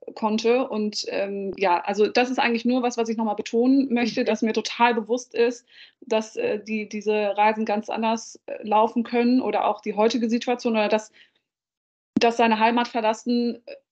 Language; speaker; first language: German; early bilingual, other home language; Dutch